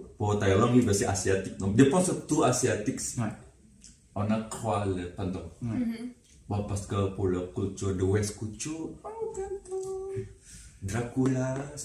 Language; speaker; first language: French; non-native, learner; Indonesian